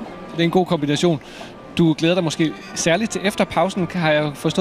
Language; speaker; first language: Danish; native; Danish